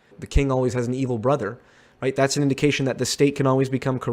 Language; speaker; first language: English; native; English